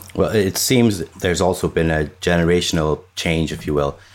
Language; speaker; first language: English; non-native, fluent; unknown